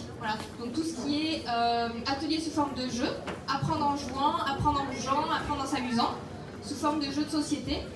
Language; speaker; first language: French; native; French